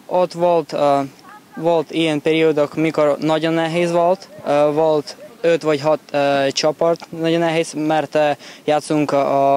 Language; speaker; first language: Hungarian; non-native, learner; Ukrainian